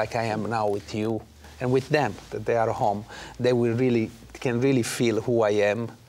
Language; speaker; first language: English; non-native, fluent; Italian